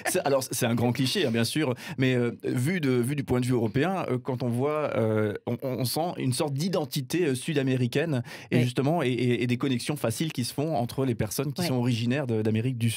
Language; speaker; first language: French; native; French